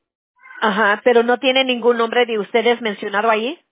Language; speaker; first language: Spanish; early bilingual, heritage; Spanish